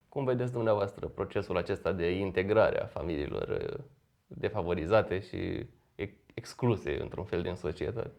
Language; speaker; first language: Romanian; native; Romanian